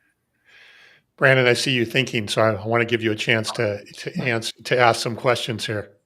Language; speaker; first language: English; native; English